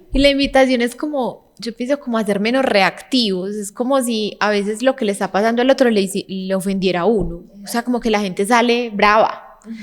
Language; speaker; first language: Spanish; native; Spanish